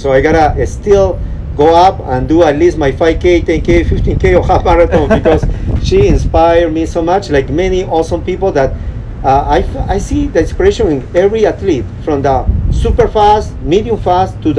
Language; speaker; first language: English; non-native, fluent; Spanish